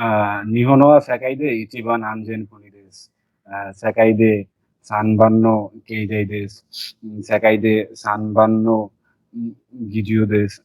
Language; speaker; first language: Japanese; non-native, learner; Bangla